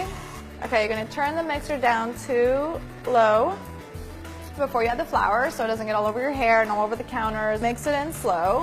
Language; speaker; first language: English; native; English